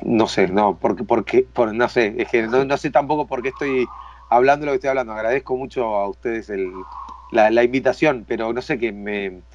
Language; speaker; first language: Spanish; native; Spanish